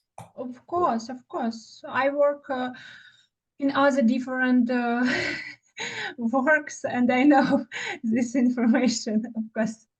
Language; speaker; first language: English; non-native, learner; Ukrainian